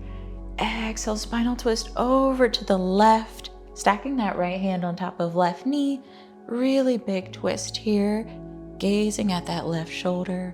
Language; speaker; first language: English; native; English